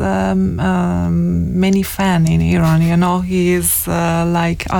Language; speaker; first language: English; non-native, learner; Persian